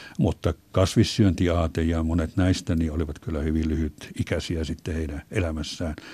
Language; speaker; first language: Finnish; native; Finnish